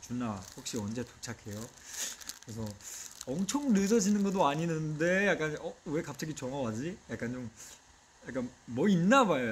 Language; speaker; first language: Korean; non-native, fluent; Chinese